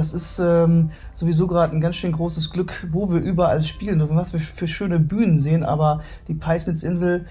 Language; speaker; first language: German; native; German